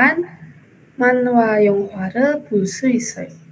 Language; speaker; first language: Korean; non-native, learner; Indonesian